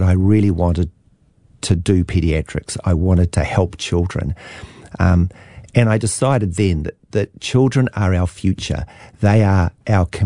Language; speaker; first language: English; native; English